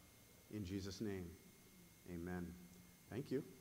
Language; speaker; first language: English; native; English